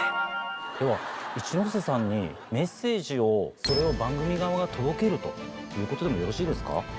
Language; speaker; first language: Japanese; native; Japanese